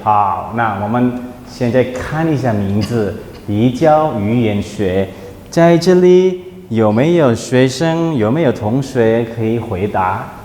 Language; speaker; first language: Chinese; non-native, fluent; Indonesian